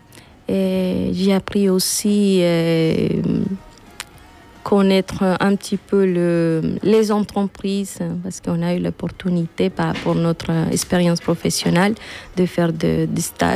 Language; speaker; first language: French; non-native, fluent; Spanish